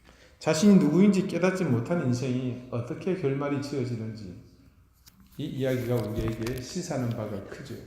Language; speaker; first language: Korean; native; Korean